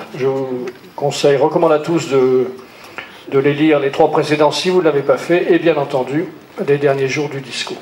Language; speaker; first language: French; native; French